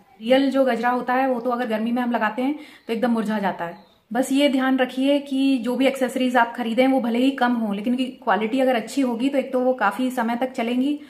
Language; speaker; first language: Hindi; native; Hindi